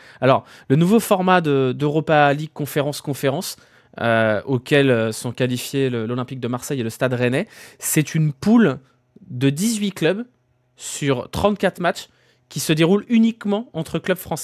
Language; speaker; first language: French; native; French